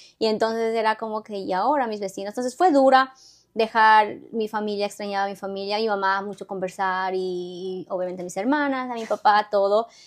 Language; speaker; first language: Spanish; native; Spanish